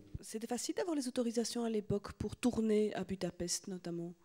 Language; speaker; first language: French; native; French